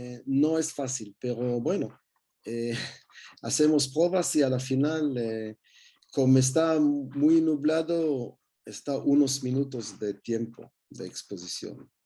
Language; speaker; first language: Spanish; non-native, learner; Hebrew